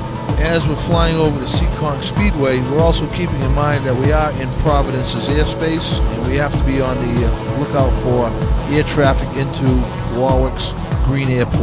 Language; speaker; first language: English; native; English